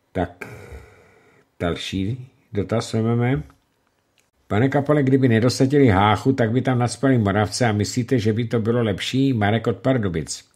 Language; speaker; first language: Czech; native; Czech